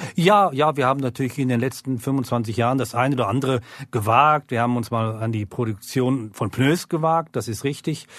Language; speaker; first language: German; native; German